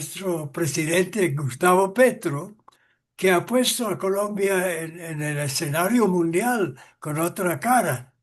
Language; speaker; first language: Spanish; non-native, fluent; English